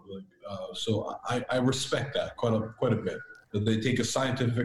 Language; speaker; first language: English; early bilingual, other home language; Latvian